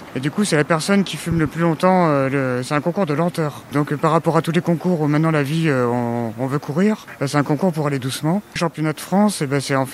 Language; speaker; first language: French; native; French